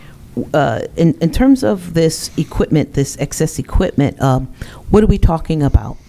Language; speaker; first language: English; native; English